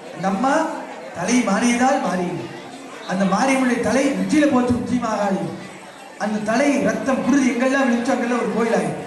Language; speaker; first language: Tamil; native; Tamil